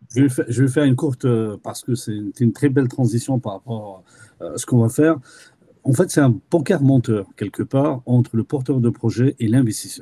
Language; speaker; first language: French; native; French